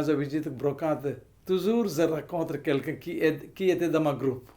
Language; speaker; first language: French; non-native, fluent; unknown